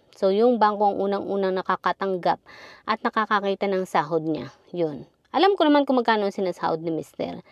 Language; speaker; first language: Filipino; native; Filipino